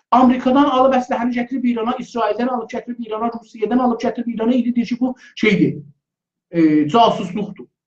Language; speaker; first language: Azerbaijani; native; Azerbaijani